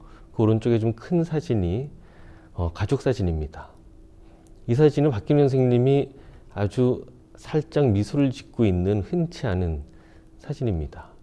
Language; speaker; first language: Korean; native; Korean